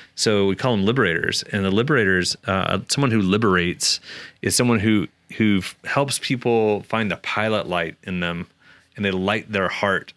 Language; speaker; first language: English; native; English